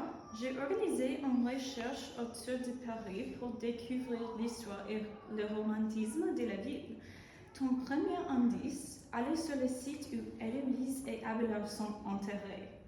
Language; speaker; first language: French; non-native, learner; English